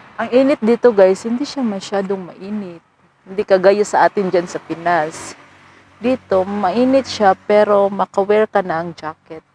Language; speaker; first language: Filipino; non-native, local second language; Cebuano